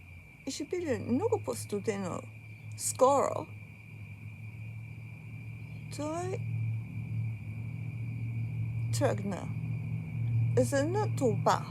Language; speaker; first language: Bulgarian; early bilingual, heritage; Bulgarian